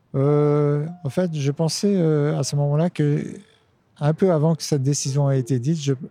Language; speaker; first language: French; native; French